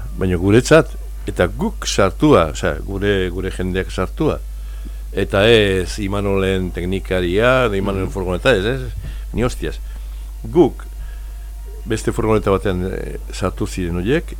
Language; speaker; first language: Basque; native; Basque